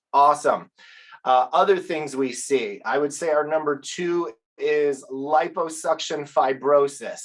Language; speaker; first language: English; native; English